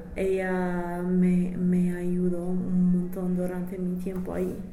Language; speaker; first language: Spanish; non-native, fluent; English